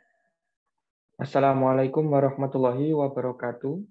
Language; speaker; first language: Indonesian; native; Indonesian